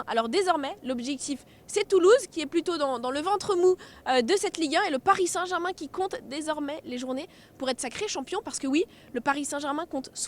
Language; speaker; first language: French; native; French